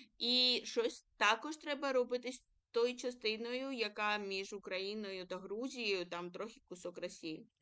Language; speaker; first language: Ukrainian; early bilingual, other home language; Georgian